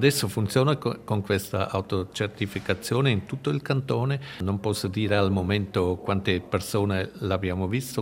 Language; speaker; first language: Italian; non-native, local second language; German